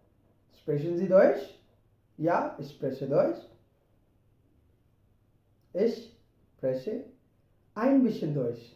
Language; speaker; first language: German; non-native, fluent; Hindi